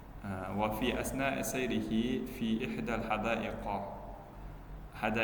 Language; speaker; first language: Arabic; non-native, fluent; Uzbek